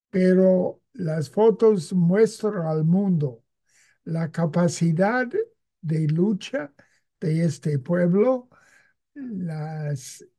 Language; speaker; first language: Spanish; non-native, fluent; English